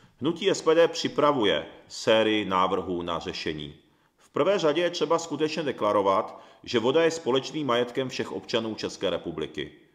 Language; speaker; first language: Czech; early bilingual, other home language; Japanese